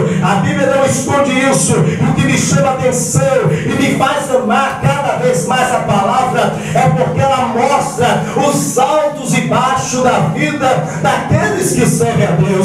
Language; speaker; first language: Portuguese; native; Portuguese